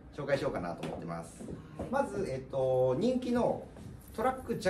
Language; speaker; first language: Japanese; native; Japanese